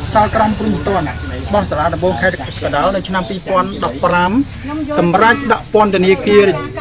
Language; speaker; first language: Khmer; native; Khmer